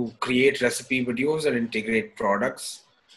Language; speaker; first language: English; non-native, local second language; Hindi